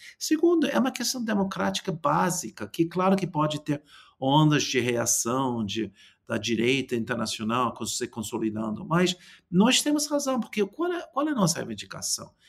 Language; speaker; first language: Portuguese; non-native, fluent; English